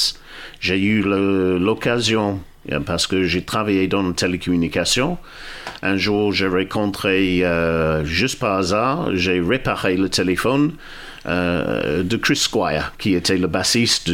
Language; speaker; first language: French; non-native, fluent; English